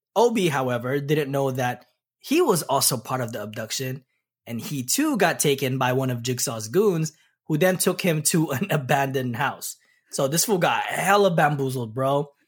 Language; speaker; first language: English; early bilingual, other home language; Pampanga